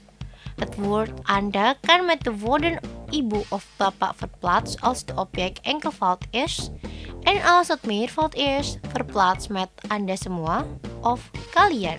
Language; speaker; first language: Dutch; non-native, learner; Indonesian